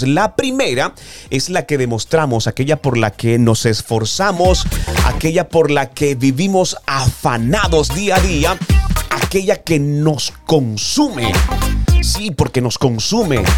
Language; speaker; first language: Spanish; native; Spanish